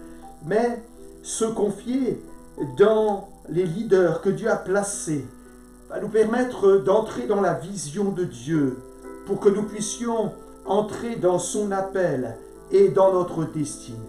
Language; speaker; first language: French; native; French